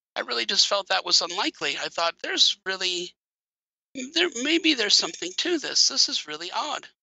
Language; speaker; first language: English; native; English